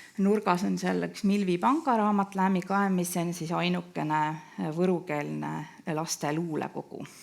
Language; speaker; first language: Estonian; native; Estonian